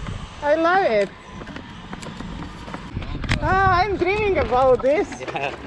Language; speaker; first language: English; non-native, fluent; Serbian